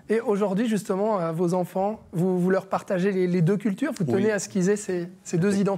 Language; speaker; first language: French; native; French